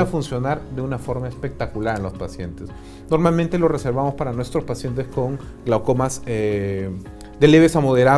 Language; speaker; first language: Spanish; native; Spanish